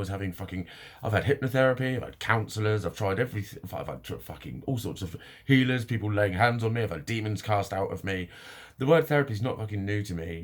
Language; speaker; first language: English; native; English